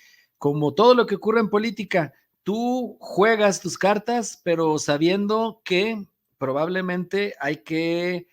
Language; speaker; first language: Spanish; native; Spanish